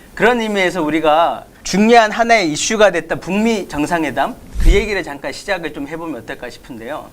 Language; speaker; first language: Korean; native; Korean